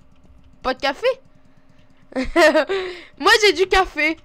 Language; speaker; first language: French; native; French